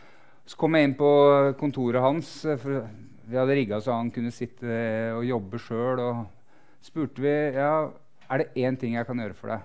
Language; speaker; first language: Norwegian; native; Norwegian